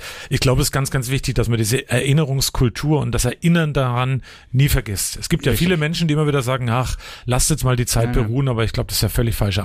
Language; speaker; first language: German; native; German